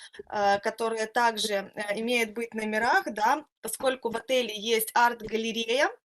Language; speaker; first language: Russian; native; Russian